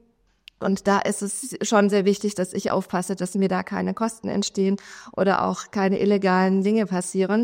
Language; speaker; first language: German; native; German